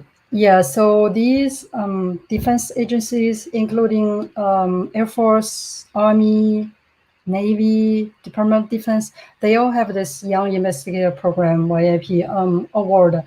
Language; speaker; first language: English; non-native, fluent; Chinese